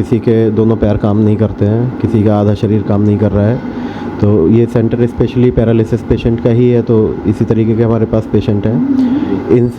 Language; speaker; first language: Hindi; native; Hindi